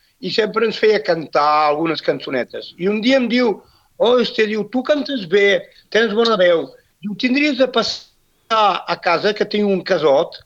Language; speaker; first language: Catalan; non-native, local second language; French